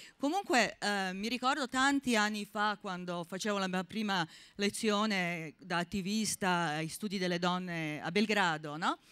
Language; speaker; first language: Italian; non-native, fluent; Serbian